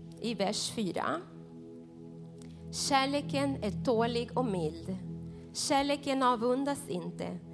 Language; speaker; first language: Swedish; non-native, fluent; Spanish